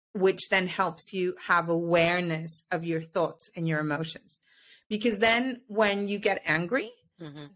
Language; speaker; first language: English; non-native, fluent; Spanish